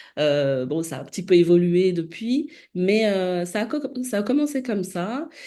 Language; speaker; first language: French; non-native, local second language; Malagasy